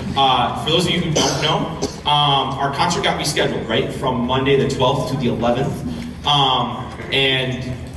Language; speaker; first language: English; native; English